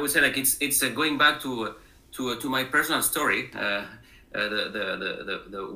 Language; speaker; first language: English; non-native, fluent; French